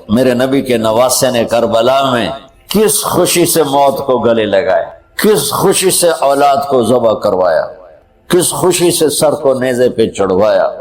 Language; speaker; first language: Urdu; non-native, local second language; Punjabi